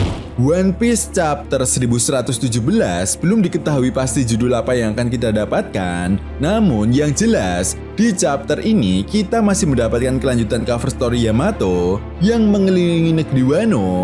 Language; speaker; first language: Indonesian; native; Indonesian